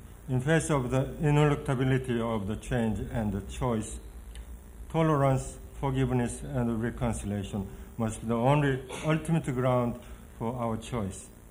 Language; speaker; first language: English; non-native, fluent; Korean